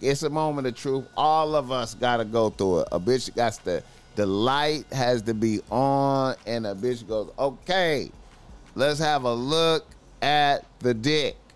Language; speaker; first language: English; native; English